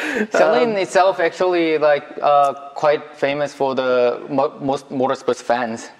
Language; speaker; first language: English; non-native, learner; Korean